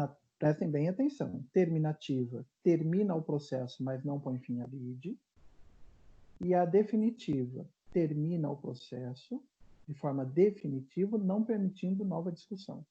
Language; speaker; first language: Portuguese; native; Portuguese